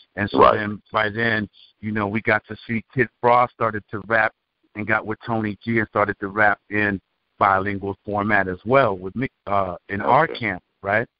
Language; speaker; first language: English; native; English